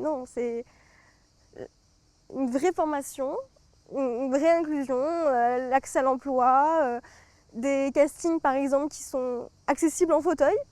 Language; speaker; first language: French; native; French